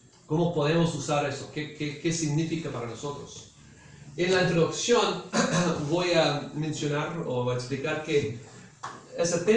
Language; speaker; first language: Spanish; non-native, fluent; English